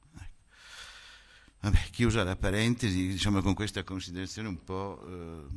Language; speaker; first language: Italian; native; Italian